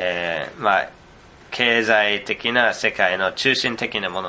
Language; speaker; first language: Japanese; non-native, fluent; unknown